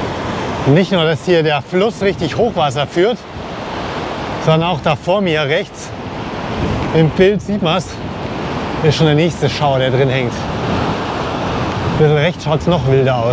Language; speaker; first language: German; native; German